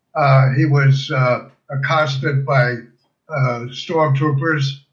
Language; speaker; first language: English; early bilingual, other home language; German